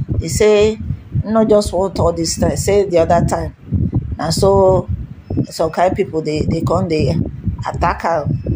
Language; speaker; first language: Nigerian Pidgin; non-native, local second language; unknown